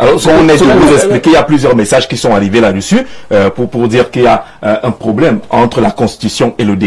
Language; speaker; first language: French; native; French